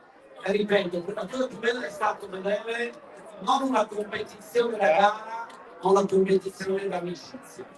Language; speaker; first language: Italian; native; Italian